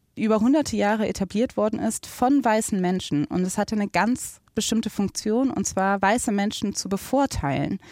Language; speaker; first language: German; native; German